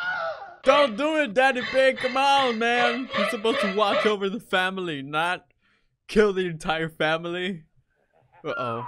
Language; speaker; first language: English; native; English